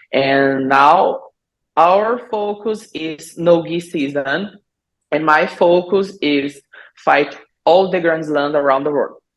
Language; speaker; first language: English; non-native, learner; Portuguese